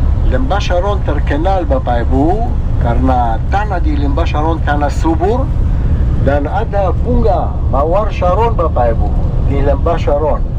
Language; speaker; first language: Indonesian; non-native, fluent; Hebrew